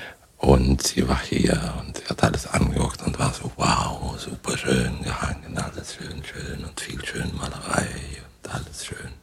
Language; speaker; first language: German; non-native, fluent; Swedish